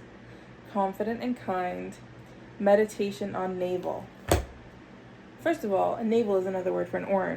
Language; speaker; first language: English; native; English